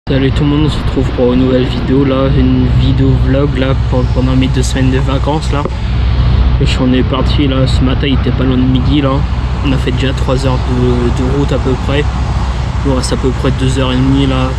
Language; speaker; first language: French; native; French